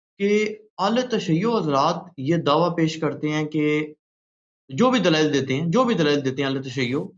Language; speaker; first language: Urdu; native; Urdu